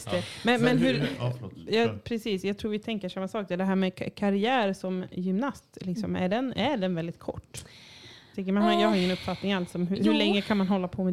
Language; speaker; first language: Swedish; native; Swedish